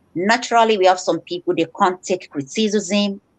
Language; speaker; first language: English; non-native, local second language; Yoruba